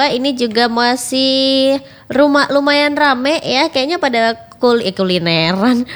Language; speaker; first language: Indonesian; native; Indonesian